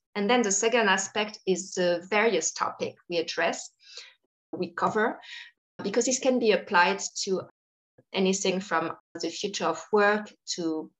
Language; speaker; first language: English; non-native, fluent; French